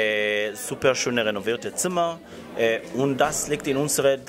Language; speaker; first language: German; non-native, learner; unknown